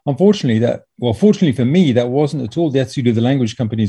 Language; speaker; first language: English; native; English